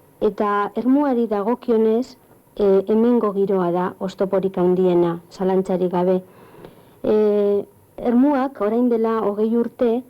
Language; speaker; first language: Basque; early bilingual, other home language; Galician